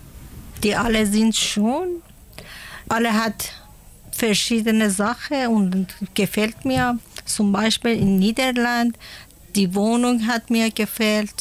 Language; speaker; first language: German; non-native, learner; Persian